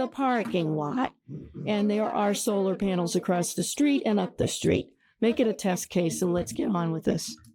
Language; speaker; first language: English; native; English